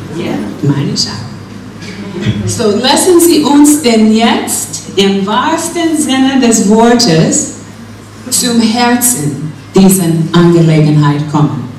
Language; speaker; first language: German; non-native, fluent; English